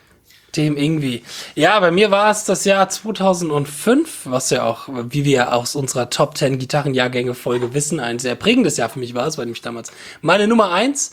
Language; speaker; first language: German; native; German